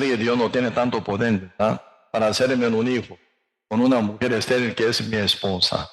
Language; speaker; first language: Spanish; non-native, learner; Korean